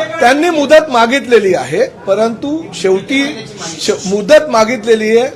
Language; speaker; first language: Marathi; native; Marathi